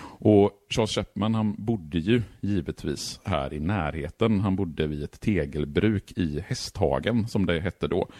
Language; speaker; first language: Swedish; native; Swedish